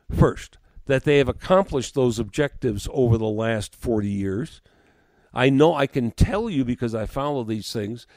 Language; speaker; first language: English; native; English